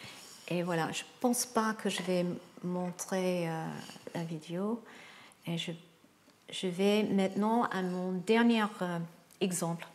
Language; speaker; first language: French; non-native, fluent; English